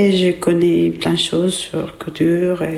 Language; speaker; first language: French; non-native, learner; Albanian